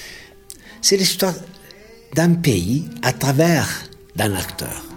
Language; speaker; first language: French; non-native, fluent; Spanish